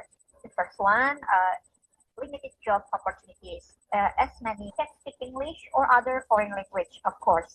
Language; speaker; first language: English; non-native, fluent; Indonesian